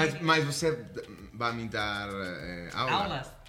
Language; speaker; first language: Portuguese; non-native, fluent; Spanish